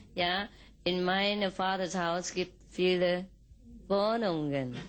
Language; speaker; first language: German; non-native, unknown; Vietnamese